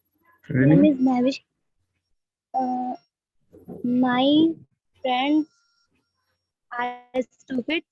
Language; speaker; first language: English; non-native, learner; Hindi